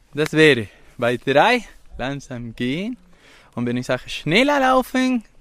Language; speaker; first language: German; non-native, learner; Spanish